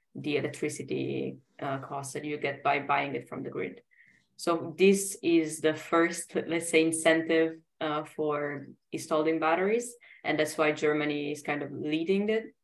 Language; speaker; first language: English; non-native, fluent; Italian